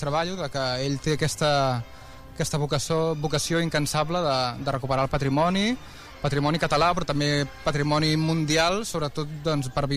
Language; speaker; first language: Catalan; native; Catalan